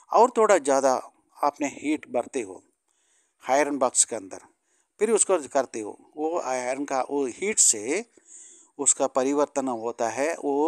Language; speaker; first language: Hindi; non-native, local second language; Tamil